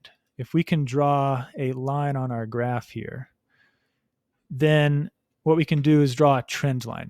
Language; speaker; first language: English; native; English